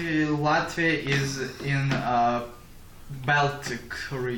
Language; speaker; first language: English; non-native, learner; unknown